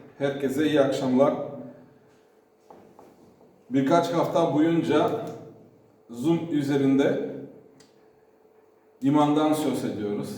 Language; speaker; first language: Turkish; non-native, fluent; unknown